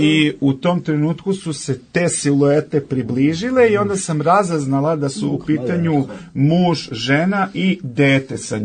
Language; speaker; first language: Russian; non-native, learner; Serbian